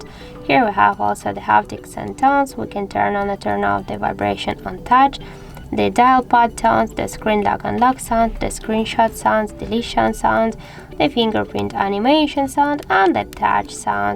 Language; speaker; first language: English; non-native, fluent; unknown